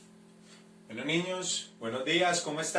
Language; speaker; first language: Spanish; native; Spanish